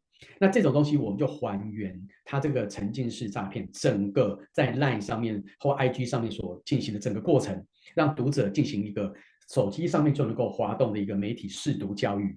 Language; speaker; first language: Chinese; native; Chinese